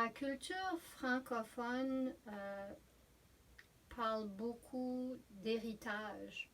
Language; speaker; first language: French; native; French